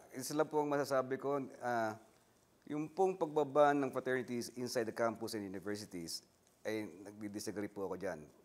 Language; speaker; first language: Filipino; native; Filipino